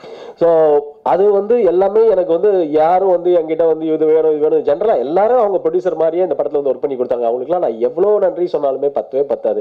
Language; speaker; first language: Tamil; native; Tamil